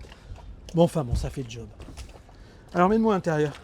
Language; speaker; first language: French; native; French